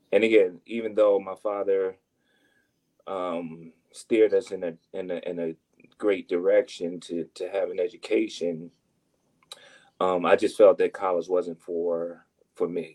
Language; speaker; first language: English; native; English